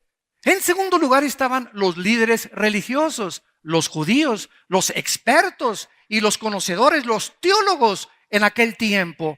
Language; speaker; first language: Spanish; native; Spanish